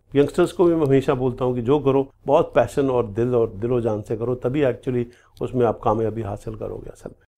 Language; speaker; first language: Hindi; native; Hindi